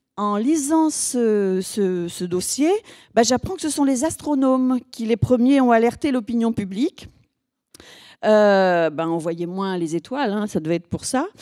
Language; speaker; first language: French; native; French